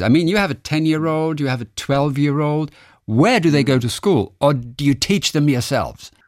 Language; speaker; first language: English; non-native, fluent; German